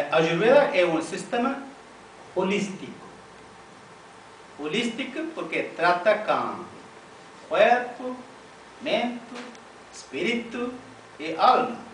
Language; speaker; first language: Spanish; non-native, fluent; Tamil